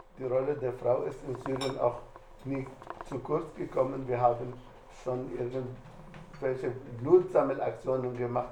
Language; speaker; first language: German; non-native, fluent; Arabic